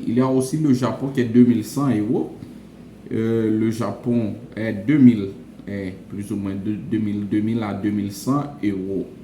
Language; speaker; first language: French; non-native, local second language; Haitian Creole